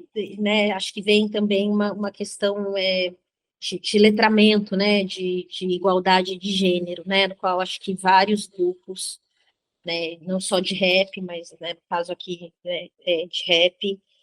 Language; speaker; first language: Portuguese; native; Portuguese